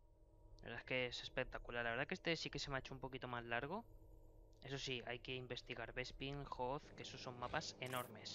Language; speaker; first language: Spanish; native; Spanish